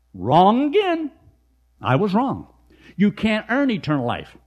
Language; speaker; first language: English; native; English